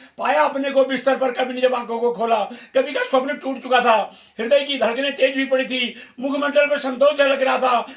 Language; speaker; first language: Hindi; native; Hindi